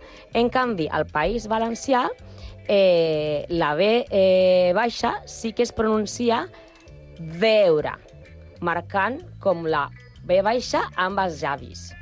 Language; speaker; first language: Catalan; non-native, learner; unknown